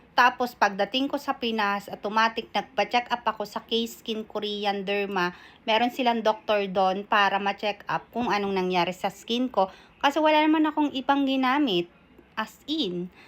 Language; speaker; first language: Filipino; non-native, local second language; Bikol